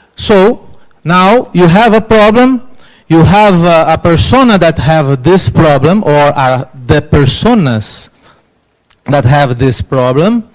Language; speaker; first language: English; non-native, learner; Portuguese